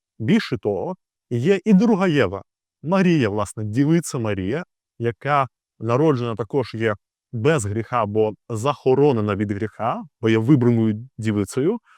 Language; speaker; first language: Ukrainian; native; Ukrainian